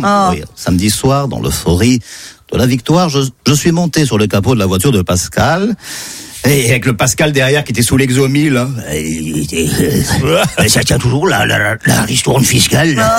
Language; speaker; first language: French; native; French